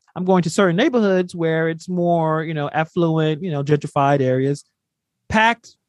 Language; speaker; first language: English; native; English